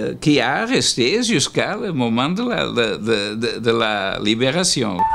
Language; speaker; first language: French; non-native, learner; Portuguese